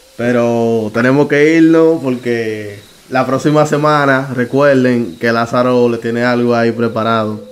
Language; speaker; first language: Spanish; native; Spanish